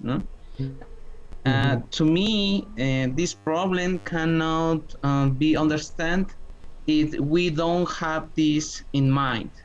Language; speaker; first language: English; non-native, learner; Spanish